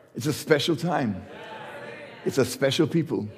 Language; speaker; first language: English; non-native, fluent; German